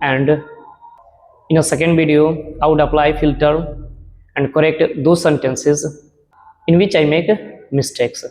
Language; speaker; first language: English; non-native, learner; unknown